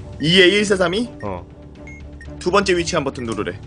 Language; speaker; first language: Korean; native; Korean